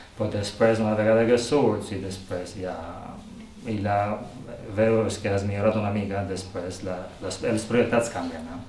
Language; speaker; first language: Catalan; non-native, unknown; Albanian